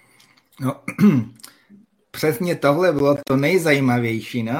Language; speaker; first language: Czech; non-native, fluent; Polish